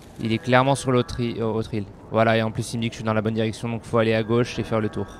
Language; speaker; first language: French; native; French